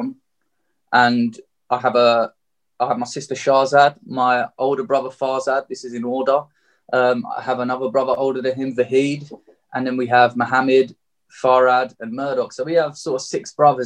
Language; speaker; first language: English; native; English